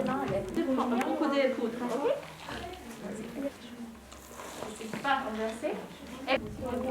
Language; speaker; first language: French; non-native, fluent; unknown